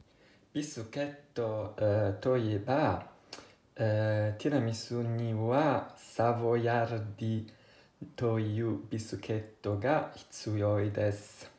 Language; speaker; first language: Japanese; non-native, learner; Italian